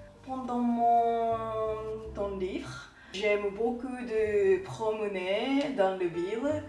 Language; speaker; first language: French; non-native, learner; Japanese